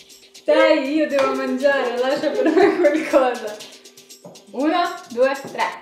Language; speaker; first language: Italian; non-native, fluent; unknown